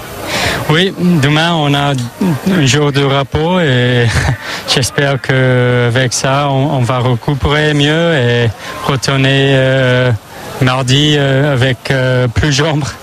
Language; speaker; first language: French; non-native, learner; English